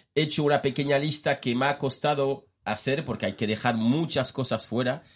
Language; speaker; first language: Spanish; non-native, fluent; French